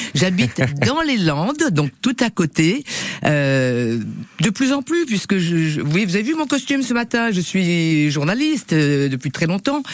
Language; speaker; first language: French; non-native, local second language; Réunion Creole French